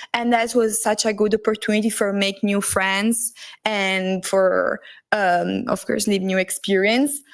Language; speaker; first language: English; non-native, learner; Italian